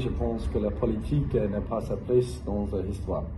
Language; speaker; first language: French; non-native, fluent; English